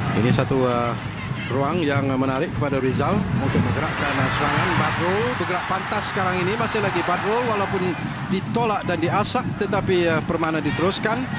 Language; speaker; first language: Malay; native; Malay